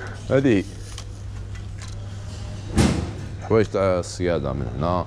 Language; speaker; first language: Arabic; native; Arabic